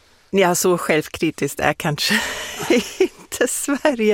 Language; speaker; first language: Swedish; non-native, fluent; German